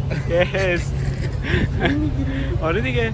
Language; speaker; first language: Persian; native; Persian